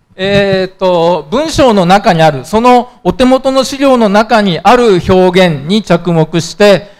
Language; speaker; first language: Japanese; native; Japanese